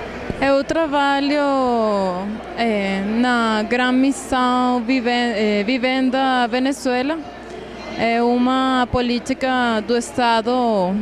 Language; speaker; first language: Portuguese; non-native, fluent; Spanish